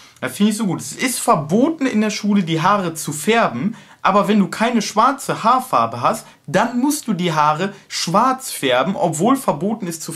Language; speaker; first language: German; native; German